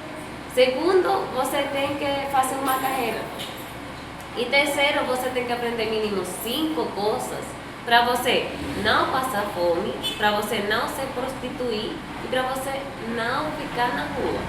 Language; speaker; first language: Portuguese; non-native, fluent; Spanish